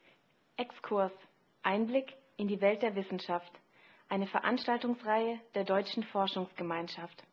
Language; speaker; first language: German; native; German